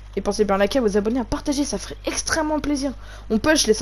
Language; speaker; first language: French; native; French